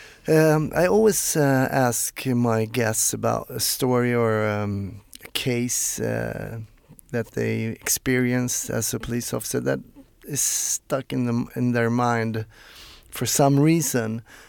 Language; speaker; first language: English; non-native, fluent; Swedish